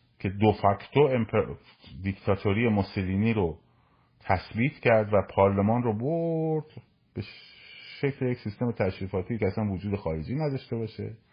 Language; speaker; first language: Persian; native; Persian